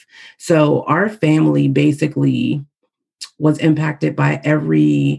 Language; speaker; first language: English; native; English